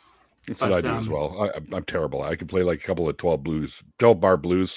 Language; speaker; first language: English; native; English